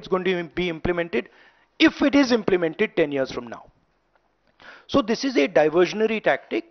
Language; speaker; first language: English; non-native, local second language; Hindi